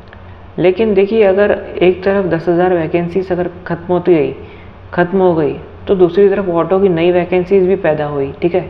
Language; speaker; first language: Hindi; native; Hindi